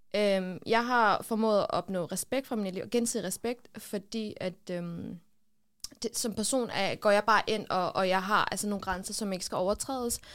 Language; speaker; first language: Danish; early bilingual, other home language; Kurdish